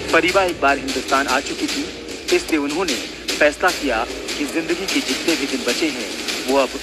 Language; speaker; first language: Hindi; native; Hindi